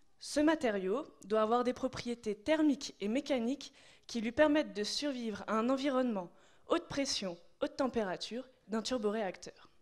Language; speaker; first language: French; native; French